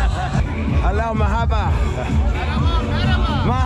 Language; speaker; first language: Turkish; non-native, learner; English